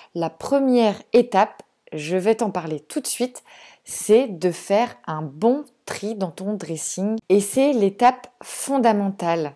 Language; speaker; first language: French; native; French